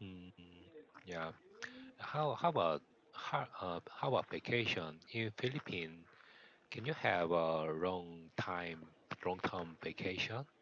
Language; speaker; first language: English; non-native, learner; Korean